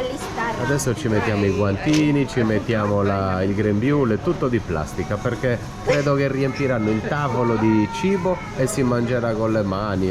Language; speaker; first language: Italian; native; Italian